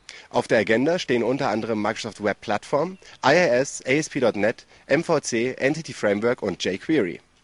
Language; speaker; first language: German; native; German